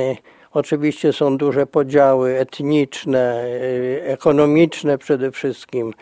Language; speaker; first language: Polish; native; Polish